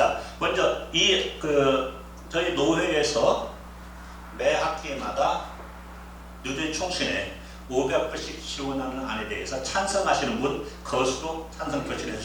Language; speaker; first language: Korean; native; Korean